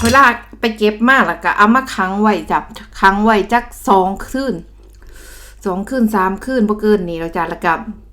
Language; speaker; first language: Thai; native; Thai